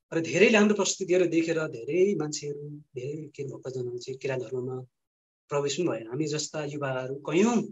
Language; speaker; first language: Nepali; native; Nepali